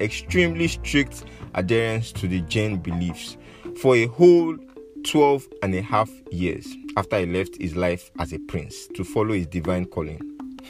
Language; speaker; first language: English; non-native, local second language; Yoruba